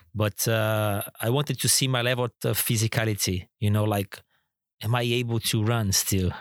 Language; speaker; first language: English; non-native, fluent; Portuguese